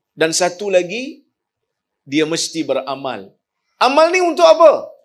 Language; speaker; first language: Malay; native; Malay